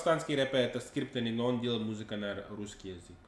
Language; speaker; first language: Russian; non-native, learner; English